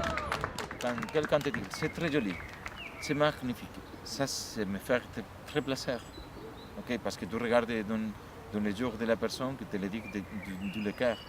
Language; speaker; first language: French; non-native, learner; Spanish